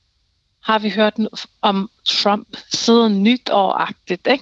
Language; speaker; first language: Danish; non-native, local second language; Kalaallisut